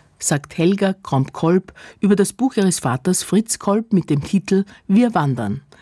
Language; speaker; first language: German; native; German